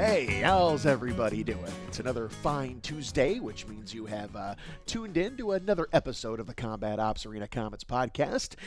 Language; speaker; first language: English; native; English